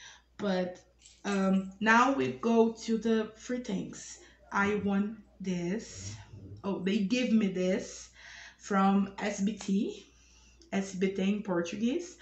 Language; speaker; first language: English; non-native, learner; Portuguese